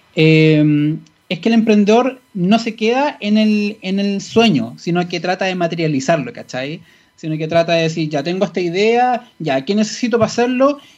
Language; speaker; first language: Spanish; native; Spanish